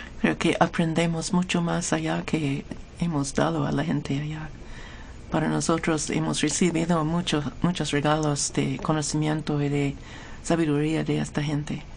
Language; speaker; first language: Spanish; non-native, fluent; English